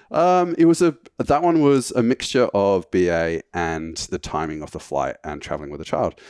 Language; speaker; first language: English; native; English